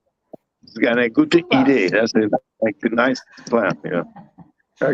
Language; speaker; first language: German; non-native, learner; Spanish